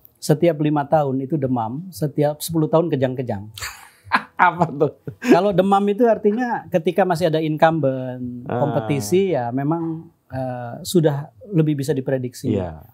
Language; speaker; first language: Indonesian; native; Indonesian